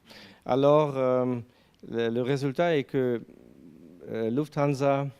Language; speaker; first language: French; non-native, learner; German